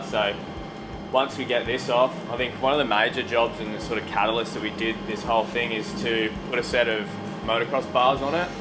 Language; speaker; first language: English; native; English